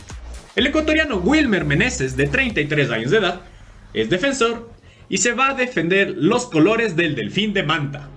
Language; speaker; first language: Spanish; native; Spanish